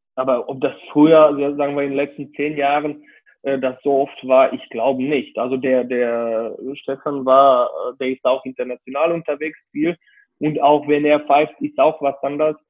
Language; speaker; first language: German; non-native, fluent; Serbian